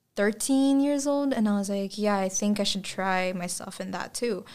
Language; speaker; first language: English; non-native, fluent; Russian